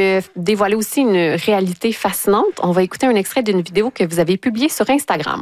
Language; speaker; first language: French; native; French